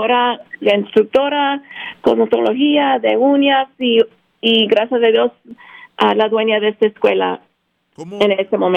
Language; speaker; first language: Spanish; early bilingual, heritage; Spanish